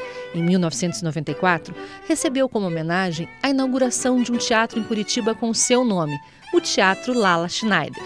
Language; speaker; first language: Portuguese; native; Portuguese